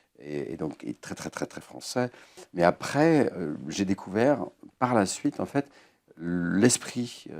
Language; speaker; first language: French; native; French